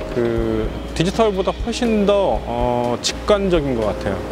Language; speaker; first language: Korean; native; Korean